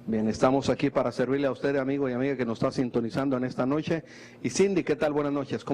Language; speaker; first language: Spanish; native; Spanish